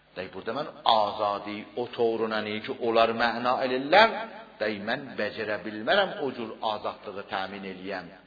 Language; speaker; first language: Persian; non-native, local second language; Azerbaijani